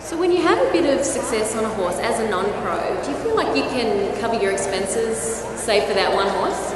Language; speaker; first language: English; native; English